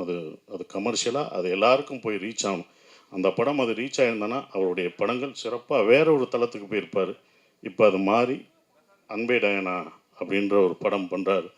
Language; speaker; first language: Tamil; native; Tamil